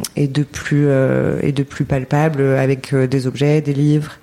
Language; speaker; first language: French; native; French